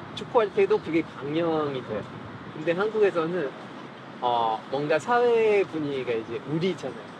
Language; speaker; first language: Korean; non-native, fluent; French